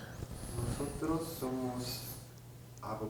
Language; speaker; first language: Spanish; non-native, learner; Korean